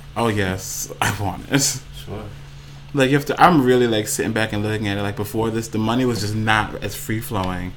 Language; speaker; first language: English; native; English